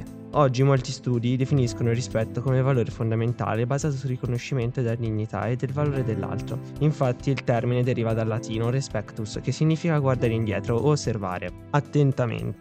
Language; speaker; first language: Italian; native; Italian